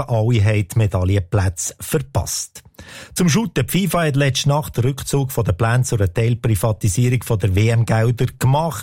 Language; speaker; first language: German; native; German